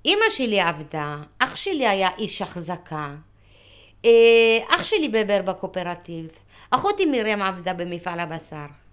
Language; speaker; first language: Hebrew; early bilingual, other home language; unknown